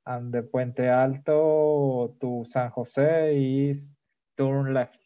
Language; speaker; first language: English; non-native, learner; Spanish